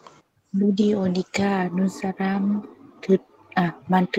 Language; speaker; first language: Korean; non-native, learner; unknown